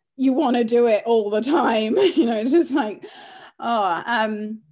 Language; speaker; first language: English; early bilingual, other home language; Greek